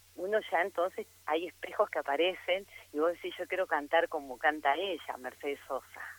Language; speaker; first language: Spanish; native; Spanish